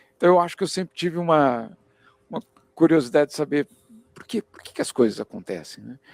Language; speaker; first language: Portuguese; early bilingual, other home language; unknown